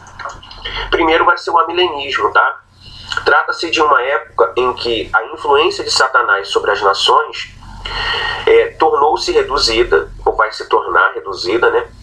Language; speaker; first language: Portuguese; native; Portuguese